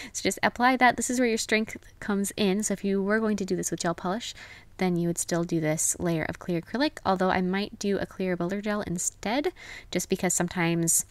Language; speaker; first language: English; native; English